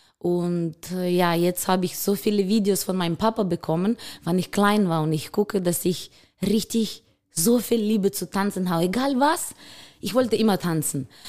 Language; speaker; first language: German; non-native, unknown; Ukrainian